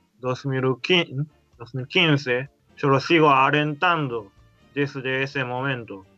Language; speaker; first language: Spanish; non-native, learner; Japanese